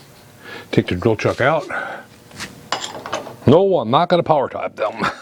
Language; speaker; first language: English; native; English